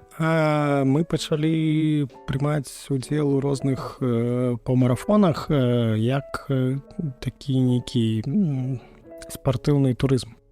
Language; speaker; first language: Belarusian; non-native, local second language; Russian